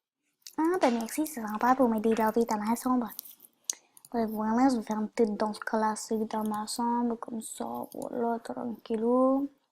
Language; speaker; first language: French; native; French